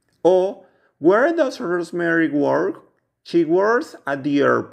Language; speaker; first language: English; non-native, fluent; Spanish